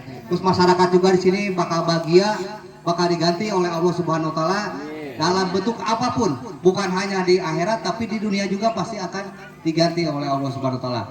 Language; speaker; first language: Indonesian; non-native, local second language; Sundanese